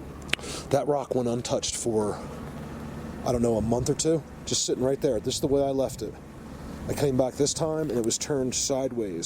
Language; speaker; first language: English; native; English